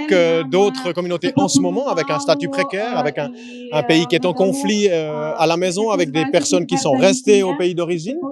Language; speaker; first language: French; native; French